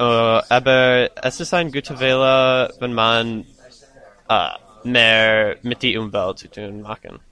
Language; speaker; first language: German; non-native, learner; English